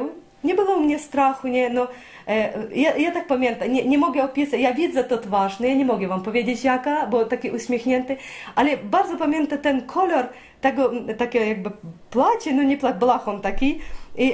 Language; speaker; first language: Polish; non-native, learner; Ukrainian